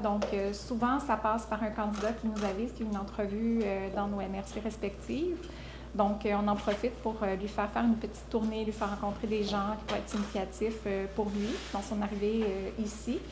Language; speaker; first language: French; native; French